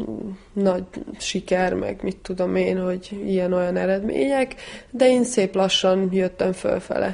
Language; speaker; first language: Hungarian; non-native, fluent; Serbian